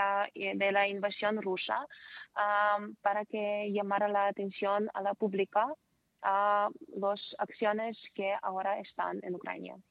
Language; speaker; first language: Spanish; non-native, fluent; Ukrainian